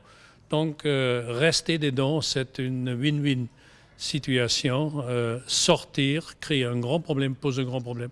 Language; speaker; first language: French; non-native, fluent; German